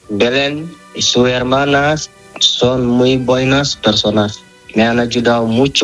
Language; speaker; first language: Spanish; non-native, learner; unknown